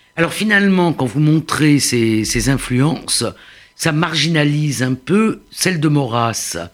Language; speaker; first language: French; native; French